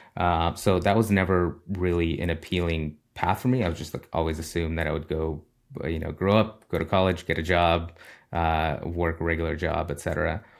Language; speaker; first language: English; early bilingual, other home language; Russian